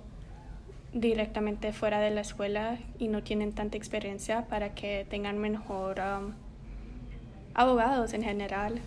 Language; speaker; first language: Spanish; early bilingual, heritage; Spanish